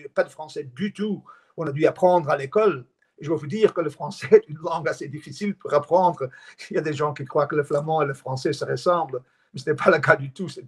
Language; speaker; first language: French; non-native, fluent; Dutch